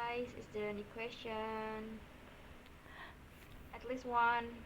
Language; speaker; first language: English; non-native, learner; Indonesian